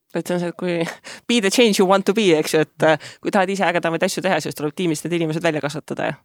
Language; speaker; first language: Estonian; native; Estonian